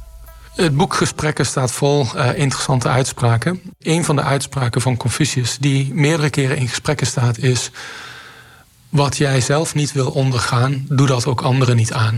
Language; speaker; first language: Dutch; native; Dutch